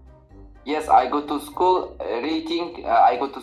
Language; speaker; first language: English; non-native, learner; Kazakh